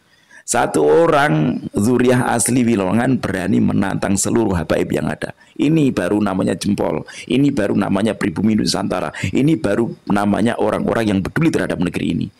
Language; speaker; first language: Indonesian; non-native, local second language; Javanese